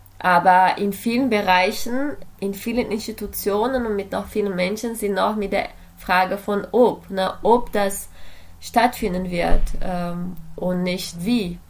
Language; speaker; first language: German; non-native, fluent; Portuguese